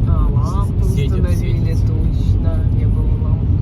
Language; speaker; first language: Russian; native; Russian